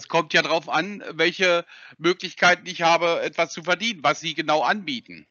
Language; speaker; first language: German; native; German